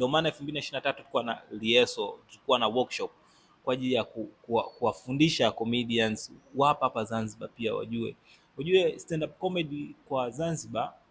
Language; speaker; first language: Swahili; native; Swahili